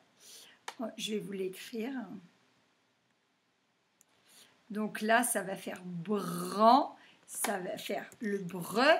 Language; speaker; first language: French; native; French